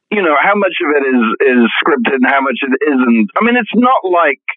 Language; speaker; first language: English; native; English